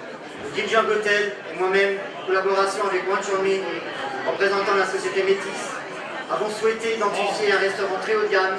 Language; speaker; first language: French; native; French